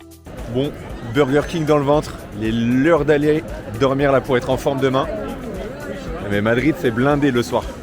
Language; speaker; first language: French; native; French